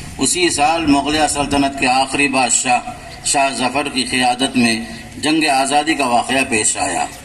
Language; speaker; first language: Urdu; native; Urdu